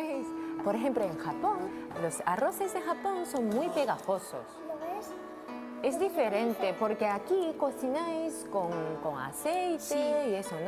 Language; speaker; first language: Spanish; non-native, fluent; Japanese